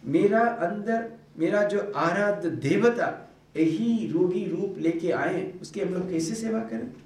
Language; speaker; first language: Hindi; non-native, local second language; Bangla